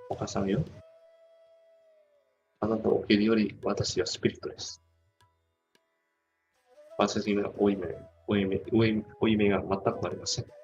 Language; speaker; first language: Japanese; non-native, fluent; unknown